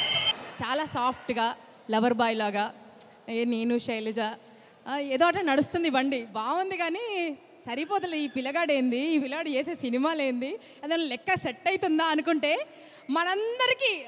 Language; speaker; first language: Telugu; native; Telugu